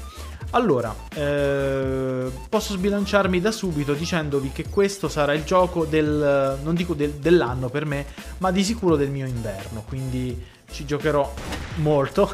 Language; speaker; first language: Italian; native; Italian